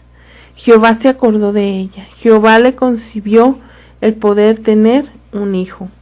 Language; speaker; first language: Spanish; native; Spanish